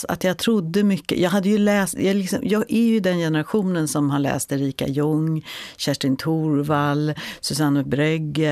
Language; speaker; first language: Swedish; native; Swedish